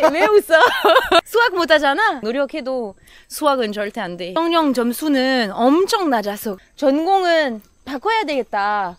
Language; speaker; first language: Korean; non-native, fluent; French